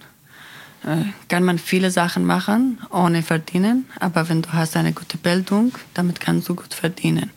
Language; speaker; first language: German; non-native, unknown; Persian